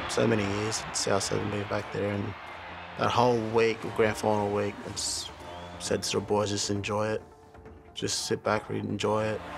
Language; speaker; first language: English; native; English